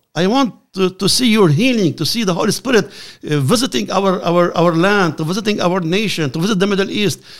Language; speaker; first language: English; non-native, learner; Arabic